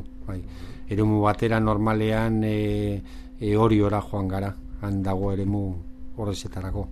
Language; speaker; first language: Basque; non-native, local second language; Spanish